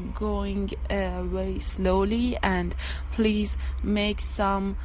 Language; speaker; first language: English; non-native, learner; Persian